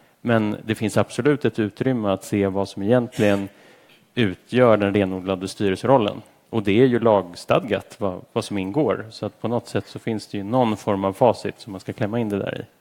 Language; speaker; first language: Swedish; native; Swedish